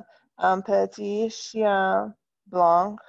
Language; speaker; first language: French; non-native, fluent; English